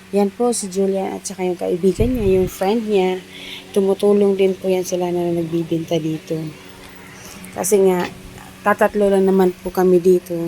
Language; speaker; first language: Filipino; non-native, local second language; Iloko